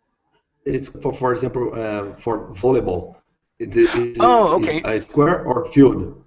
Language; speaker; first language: English; non-native, learner; Portuguese